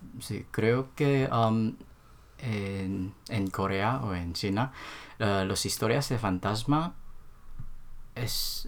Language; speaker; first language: Spanish; non-native, learner; Korean